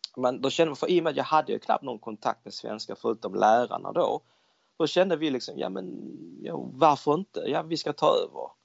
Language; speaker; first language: Swedish; early bilingual, other home language; Cantonese